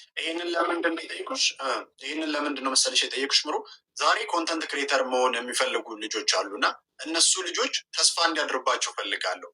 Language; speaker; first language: Amharic; native; Amharic